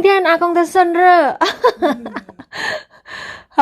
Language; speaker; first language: Chinese; non-native, learner; Indonesian